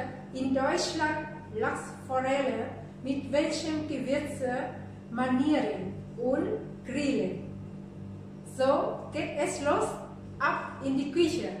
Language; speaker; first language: German; non-native, fluent; Vietnamese